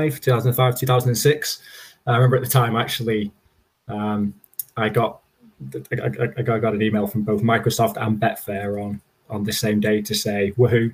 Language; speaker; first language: English; native; English